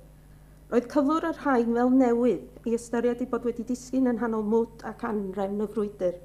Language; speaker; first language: Welsh; native; Welsh